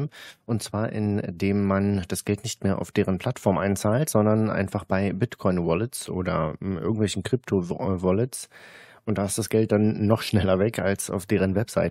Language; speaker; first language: German; native; German